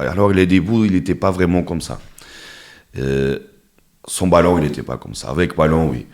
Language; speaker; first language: French; non-native, fluent; Portuguese